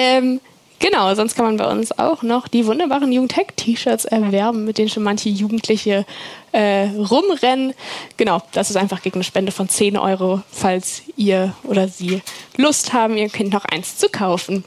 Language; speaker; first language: German; native; German